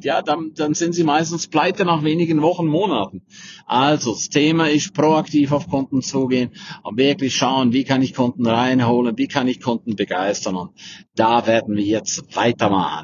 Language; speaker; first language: German; native; German